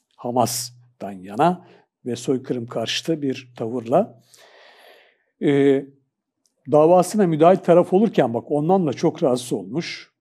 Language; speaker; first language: Turkish; native; Turkish